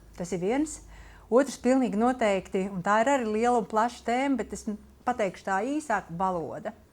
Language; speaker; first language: Latvian; non-native, local second language; Russian